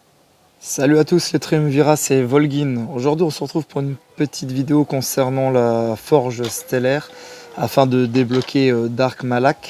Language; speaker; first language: French; native; French